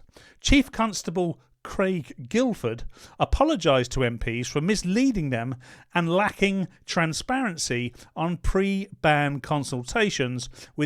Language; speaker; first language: English; native; English